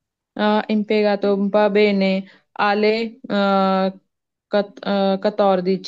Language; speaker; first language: Italian; non-native, learner; Punjabi